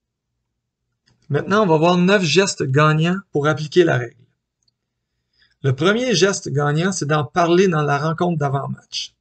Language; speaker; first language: French; native; French